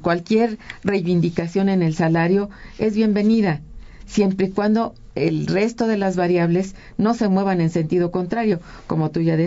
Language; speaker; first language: Spanish; native; Spanish